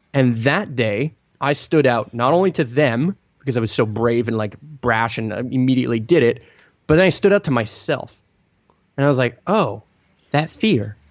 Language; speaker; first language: English; non-native, fluent; Italian